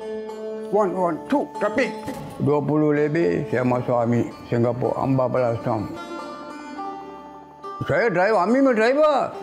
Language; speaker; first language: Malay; non-native, local second language; Tamil